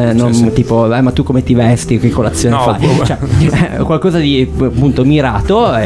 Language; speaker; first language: Italian; native; Italian